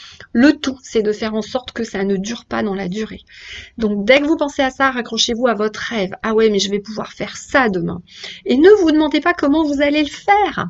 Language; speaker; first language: French; native; French